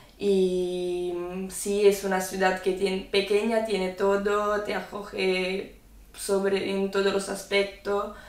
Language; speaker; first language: Spanish; non-native, fluent; Italian